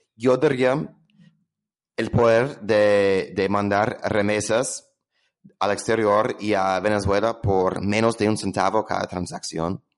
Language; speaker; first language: Spanish; non-native, fluent; English